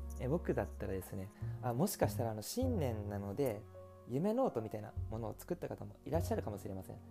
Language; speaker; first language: Japanese; native; Japanese